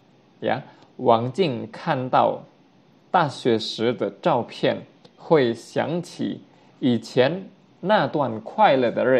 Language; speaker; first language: Chinese; non-native, fluent; Indonesian